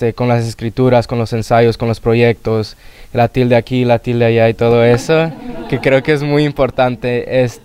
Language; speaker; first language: Spanish; early bilingual, heritage; Spanish